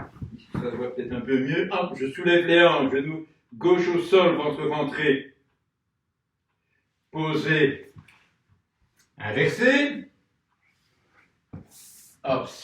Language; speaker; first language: French; native; French